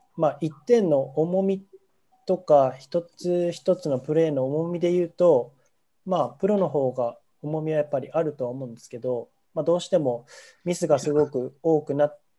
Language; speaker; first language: Japanese; native; Japanese